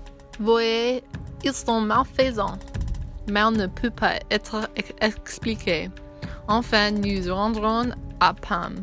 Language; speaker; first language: French; non-native, learner; English